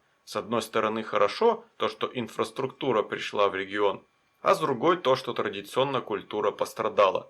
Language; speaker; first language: Russian; native; Russian